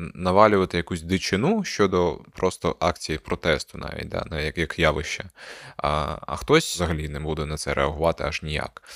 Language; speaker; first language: Ukrainian; non-native, local second language; Russian